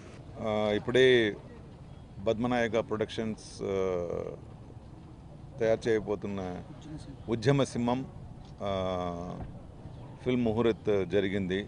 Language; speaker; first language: Telugu; non-native, fluent; Tamil